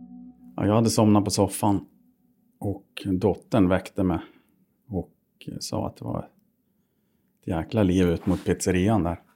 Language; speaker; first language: Swedish; native; Swedish